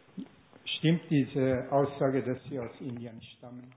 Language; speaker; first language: German; non-native, fluent; Persian